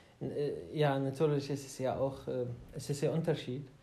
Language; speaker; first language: German; non-native, learner; Arabic